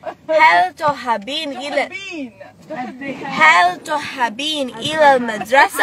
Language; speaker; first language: Arabic; non-native, learner; English